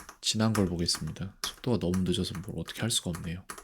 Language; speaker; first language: Korean; native; Korean